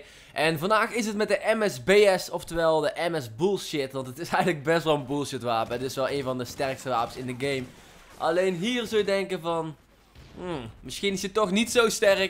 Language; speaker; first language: Dutch; native; Dutch